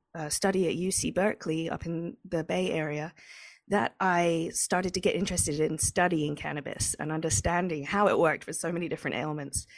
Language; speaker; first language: English; native; English